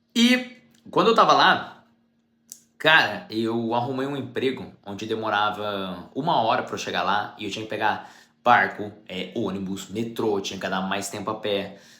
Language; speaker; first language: Portuguese; native; Portuguese